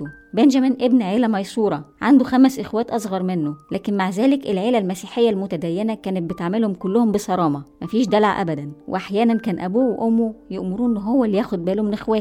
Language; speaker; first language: Arabic; native; Arabic